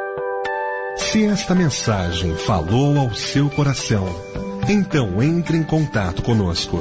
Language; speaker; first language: Portuguese; native; Portuguese